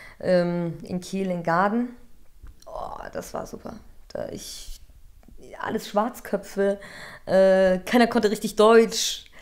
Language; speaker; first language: German; early bilingual, other home language; Polish